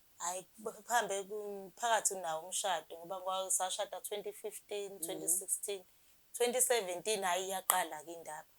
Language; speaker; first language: Zulu; native; Zulu